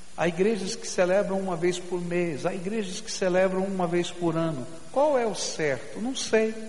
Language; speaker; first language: Portuguese; native; Portuguese